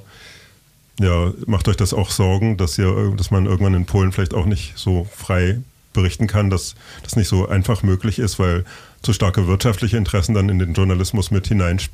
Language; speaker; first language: German; native; German